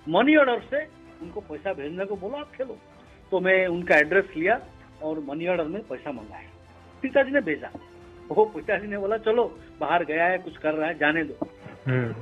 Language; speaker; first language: Hindi; non-native, local second language; Odia